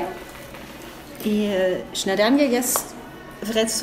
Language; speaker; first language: Polish; non-native, learner; German